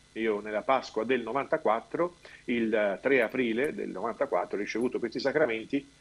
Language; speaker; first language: Italian; non-native, fluent; Albanian